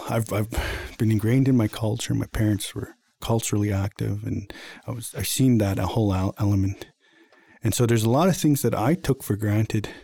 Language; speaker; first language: English; native; English